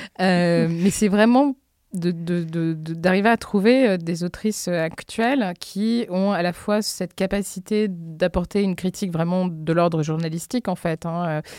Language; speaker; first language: French; native; French